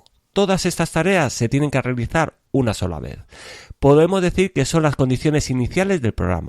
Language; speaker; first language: Spanish; native; Spanish